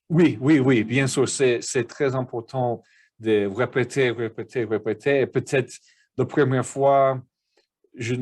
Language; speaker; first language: French; non-native, learner; English